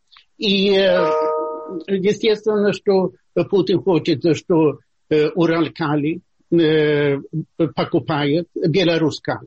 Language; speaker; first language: Russian; non-native, fluent; Swedish